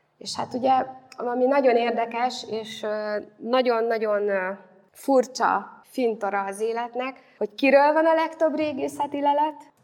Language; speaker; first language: Hungarian; native; Hungarian